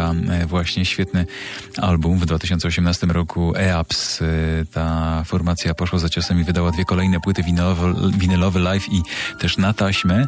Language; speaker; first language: Polish; native; Polish